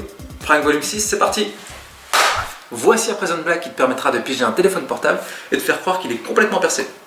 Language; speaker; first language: French; native; French